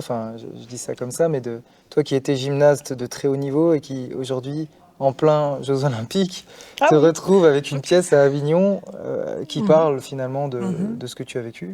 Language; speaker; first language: French; native; French